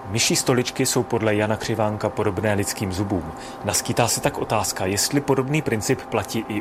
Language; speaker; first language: Czech; native; Czech